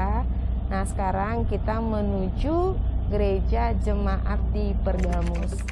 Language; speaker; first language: Indonesian; native; Indonesian